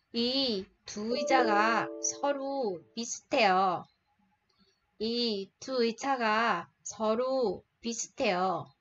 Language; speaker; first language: Korean; non-native, fluent; Vietnamese